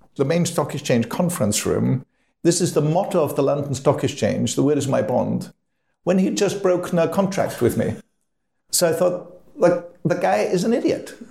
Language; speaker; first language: English; non-native, fluent; German